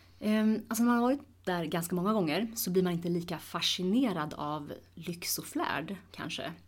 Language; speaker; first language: Swedish; early bilingual, other home language; Tigrinya